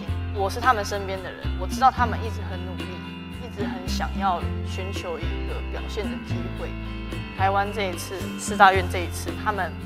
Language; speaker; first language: Chinese; native; Chinese